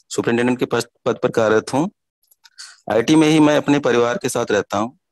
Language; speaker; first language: Hindi; native; Hindi